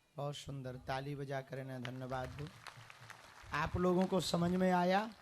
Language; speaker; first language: Hindi; native; Hindi